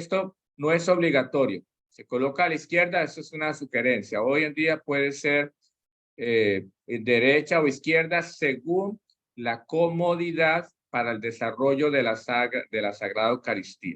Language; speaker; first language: Spanish; native; Spanish